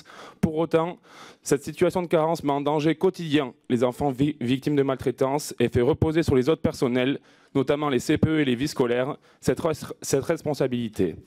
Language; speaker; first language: French; native; French